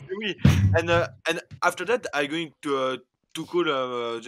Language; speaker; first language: English; non-native, learner; French